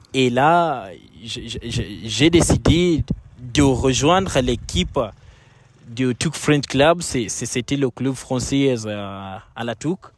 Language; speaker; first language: French; non-native, fluent; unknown